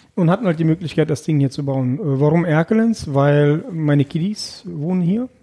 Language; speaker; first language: German; early bilingual, other home language; Russian